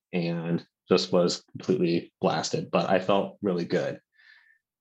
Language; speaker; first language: English; native; English